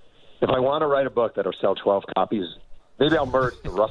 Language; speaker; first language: English; native; English